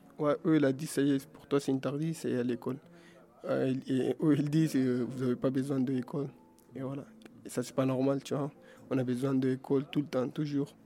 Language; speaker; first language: French; non-native, learner; Pashto